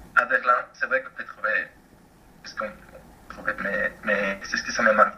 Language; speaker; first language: French; non-native, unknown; Spanish